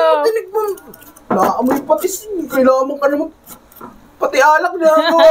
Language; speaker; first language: Filipino; native; Filipino